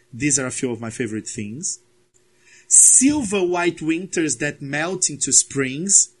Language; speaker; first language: English; non-native, fluent; Portuguese